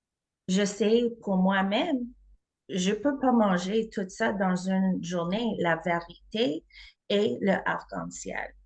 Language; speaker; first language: French; non-native, fluent; English